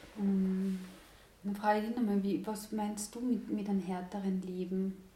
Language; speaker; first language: German; native; German